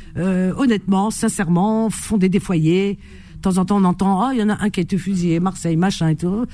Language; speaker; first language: French; native; French